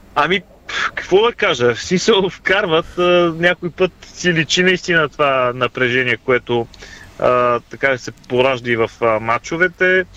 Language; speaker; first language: Bulgarian; native; Bulgarian